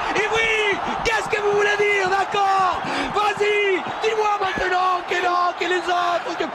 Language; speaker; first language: French; non-native, fluent; Spanish